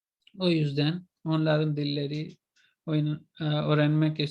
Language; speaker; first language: Turkish; non-native, fluent; Urdu